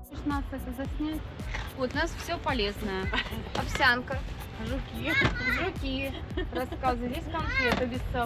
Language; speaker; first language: Russian; native; Russian